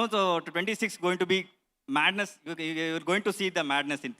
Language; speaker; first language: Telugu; non-native, learner; Kannada